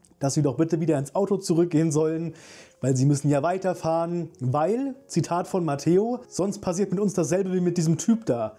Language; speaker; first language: German; native; German